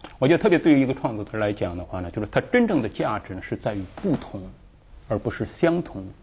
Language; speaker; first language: Chinese; native; Chinese